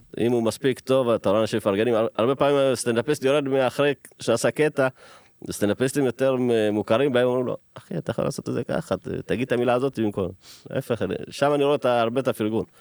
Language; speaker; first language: Hebrew; early bilingual, other home language; Amharic